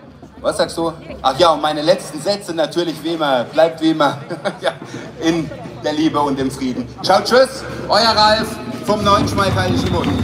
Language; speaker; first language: German; native; German